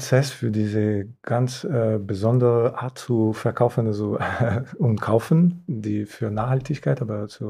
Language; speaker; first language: German; non-native, fluent; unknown